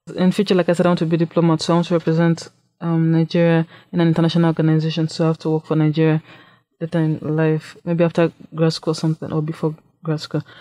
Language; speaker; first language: English; non-native, local second language; Yoruba